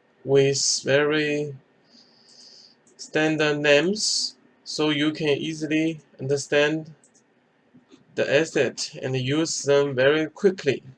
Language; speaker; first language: English; non-native, fluent; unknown